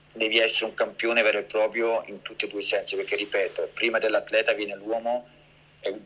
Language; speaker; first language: Italian; early bilingual, heritage; Italian